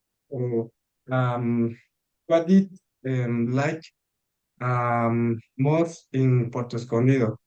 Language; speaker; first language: English; non-native, learner; Spanish